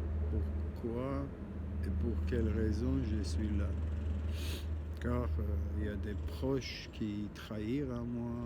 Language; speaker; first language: French; non-native, learner; Armenian